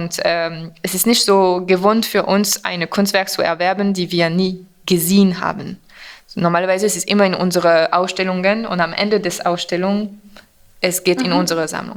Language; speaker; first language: German; non-native, fluent; French